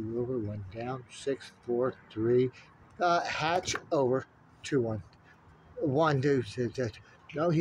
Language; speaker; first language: English; native; English